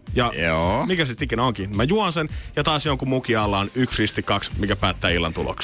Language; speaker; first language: Finnish; native; Finnish